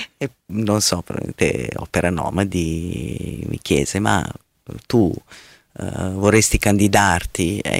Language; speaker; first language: Italian; non-native, fluent; Serbian